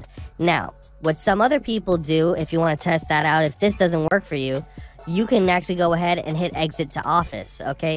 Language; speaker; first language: English; native; English